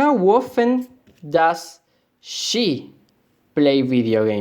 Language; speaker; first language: English; non-native, fluent; Spanish